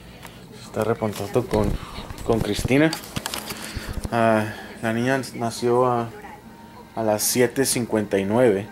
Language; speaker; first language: Spanish; native; Spanish